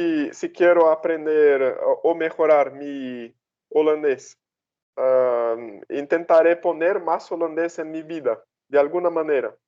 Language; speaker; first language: Spanish; non-native, fluent; Portuguese